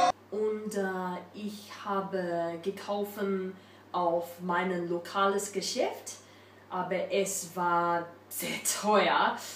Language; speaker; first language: German; non-native, learner; English